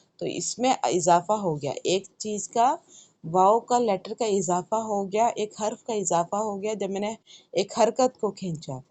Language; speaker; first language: Urdu; native; Urdu